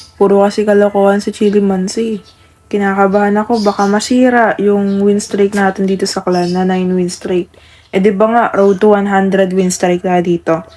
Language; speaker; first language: Filipino; native; Filipino